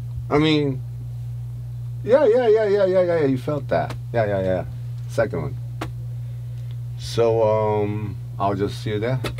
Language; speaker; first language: English; non-native, fluent; Japanese